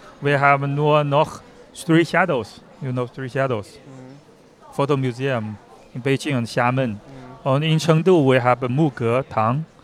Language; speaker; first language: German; non-native, learner; Chinese